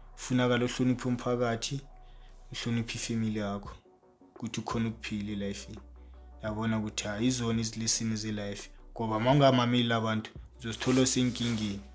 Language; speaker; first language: Zulu; non-native, local second language; Tswana